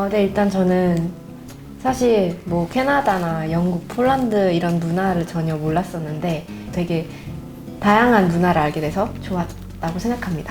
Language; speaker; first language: Korean; non-native, fluent; Indonesian